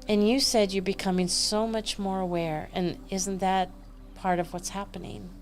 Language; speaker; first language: English; native; English